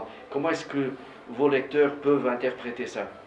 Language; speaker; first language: French; non-native, fluent; Portuguese